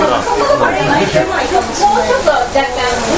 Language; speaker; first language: Japanese; native; Japanese